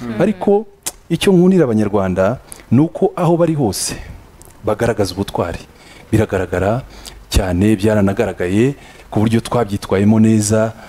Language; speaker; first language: Kinyarwanda; early bilingual, heritage; Kinyarwanda